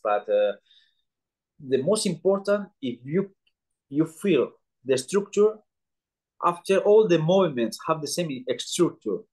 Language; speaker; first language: English; non-native, learner; Spanish